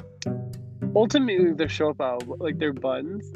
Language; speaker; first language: English; native; English